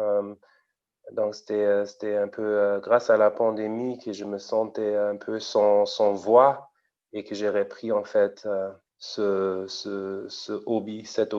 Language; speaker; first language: French; non-native, fluent; German